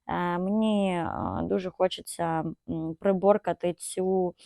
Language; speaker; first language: Ukrainian; non-native, local second language; Russian